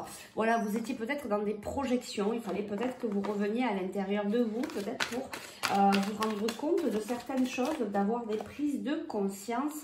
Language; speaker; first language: French; native; French